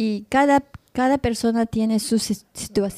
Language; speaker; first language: Spanish; non-native, learner; Japanese